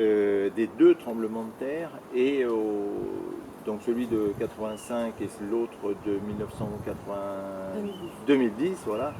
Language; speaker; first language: French; native; French